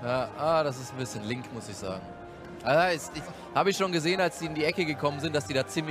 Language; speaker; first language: German; native; German